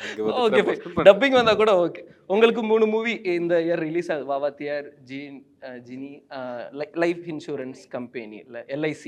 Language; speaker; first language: Tamil; native; Tamil